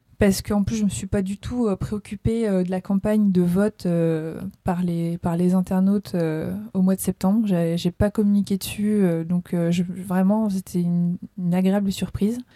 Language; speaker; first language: French; native; French